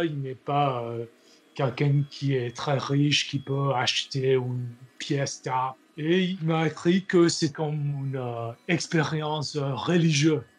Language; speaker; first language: French; non-native, learner; English